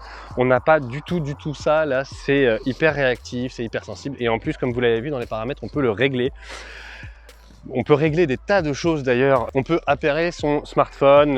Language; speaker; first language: French; native; French